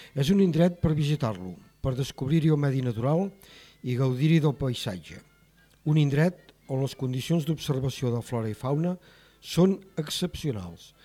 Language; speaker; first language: Catalan; native; Catalan